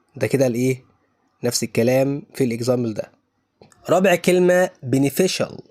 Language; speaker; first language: Egyptian Arabic; native; Egyptian Arabic